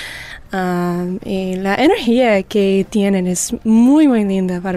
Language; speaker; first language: Spanish; non-native, learner; English